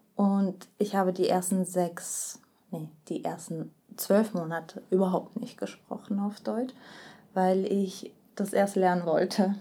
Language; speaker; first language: German; early bilingual, other home language; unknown